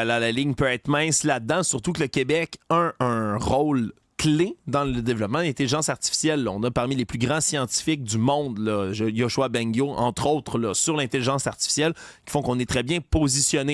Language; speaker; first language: French; native; French